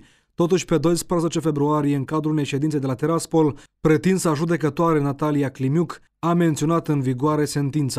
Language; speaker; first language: Romanian; native; Romanian